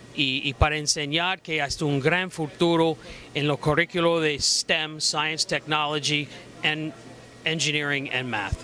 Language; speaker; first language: Spanish; non-native, fluent; English